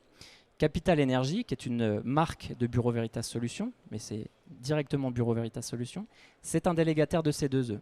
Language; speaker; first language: French; native; French